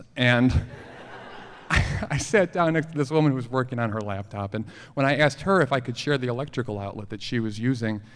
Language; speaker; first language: English; native; English